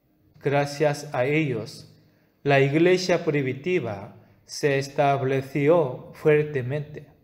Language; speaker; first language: Spanish; non-native, fluent; Korean